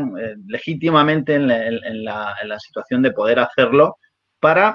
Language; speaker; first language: Spanish; native; Spanish